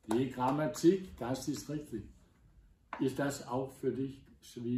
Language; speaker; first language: German; non-native, fluent; Danish